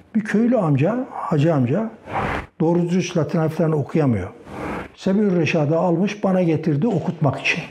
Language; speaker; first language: Turkish; native; Turkish